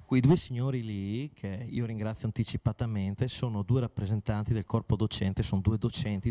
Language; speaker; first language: Italian; native; Italian